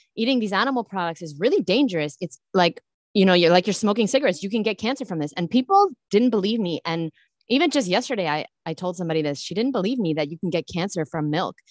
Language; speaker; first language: English; early bilingual, other home language; Italian